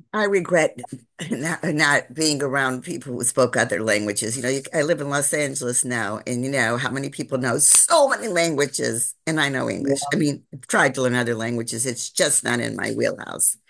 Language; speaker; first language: English; native; English